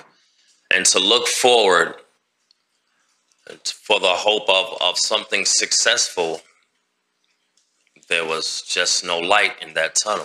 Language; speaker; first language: English; native; English